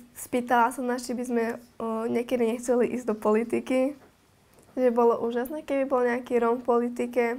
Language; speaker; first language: Slovak; native; Slovak